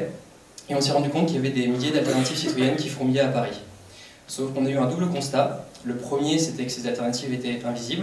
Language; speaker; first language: French; native; French